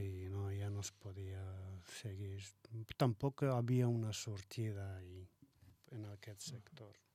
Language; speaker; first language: Catalan; non-native, learner; Arabic